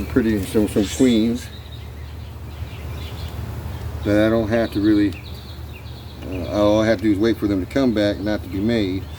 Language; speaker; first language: English; native; English